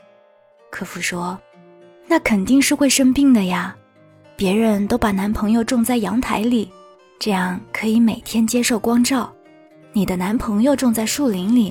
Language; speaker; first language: Chinese; native; Chinese